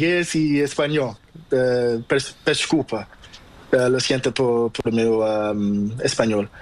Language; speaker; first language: Spanish; non-native, learner; Portuguese